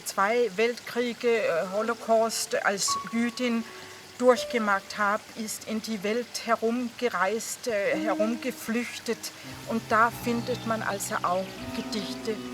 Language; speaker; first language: German; non-native, fluent; Danish